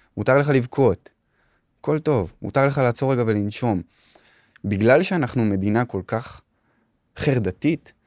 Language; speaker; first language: Hebrew; native; Hebrew